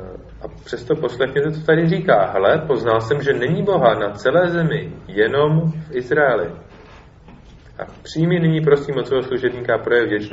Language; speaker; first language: Czech; native; Czech